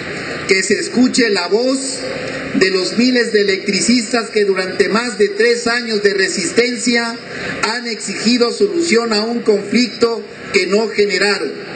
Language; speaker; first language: Spanish; native; Spanish